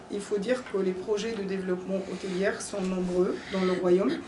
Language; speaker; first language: French; non-native, fluent; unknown